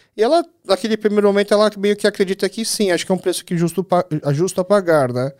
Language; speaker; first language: Portuguese; early bilingual, other home language; Korean